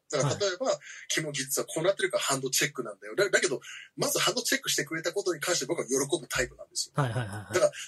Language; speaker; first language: Japanese; early bilingual, heritage; Japanese